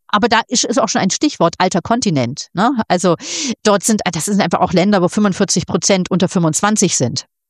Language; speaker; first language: German; native; German